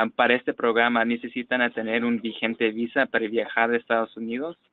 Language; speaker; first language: Spanish; non-native, fluent; English